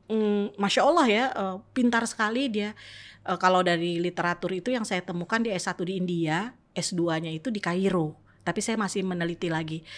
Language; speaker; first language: Indonesian; native; Indonesian